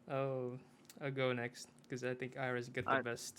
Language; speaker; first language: English; non-native, local second language; Filipino